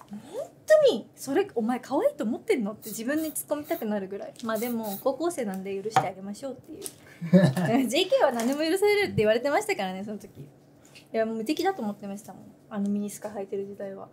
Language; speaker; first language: Japanese; native; Japanese